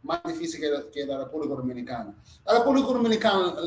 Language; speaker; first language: Spanish; non-native, fluent; English